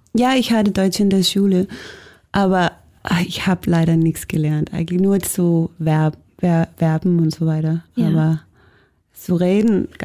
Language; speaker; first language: German; non-native, fluent; Danish